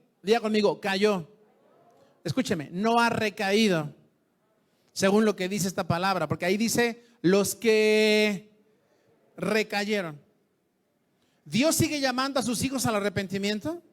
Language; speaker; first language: Spanish; native; Spanish